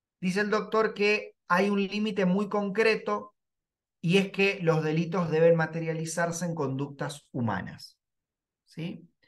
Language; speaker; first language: Spanish; native; Spanish